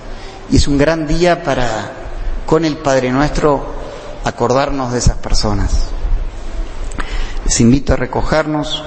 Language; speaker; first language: Spanish; native; Spanish